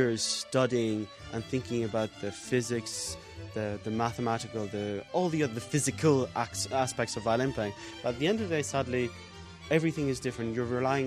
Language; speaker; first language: English; native; English